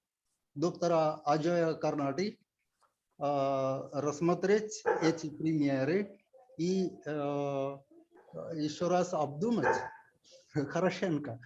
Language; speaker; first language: Russian; non-native, fluent; Telugu